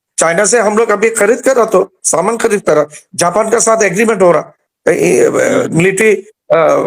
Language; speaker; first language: Hindi; non-native, learner; Bangla